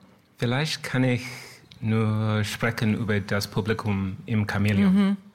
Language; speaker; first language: German; non-native, learner; French